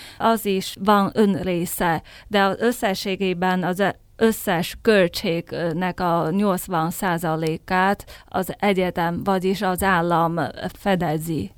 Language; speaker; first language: Hungarian; non-native, fluent; Chinese